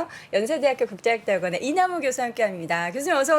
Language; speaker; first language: Korean; native; Korean